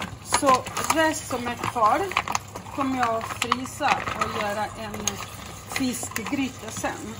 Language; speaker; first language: Swedish; non-native, fluent; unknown